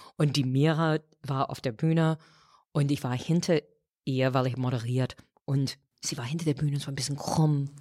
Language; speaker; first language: German; non-native, fluent; English